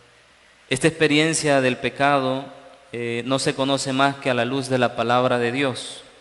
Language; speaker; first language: Spanish; native; Spanish